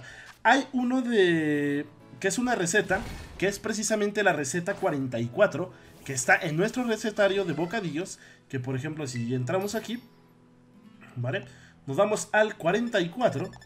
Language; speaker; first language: Spanish; native; Spanish